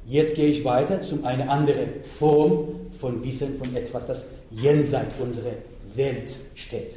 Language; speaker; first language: German; non-native, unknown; Persian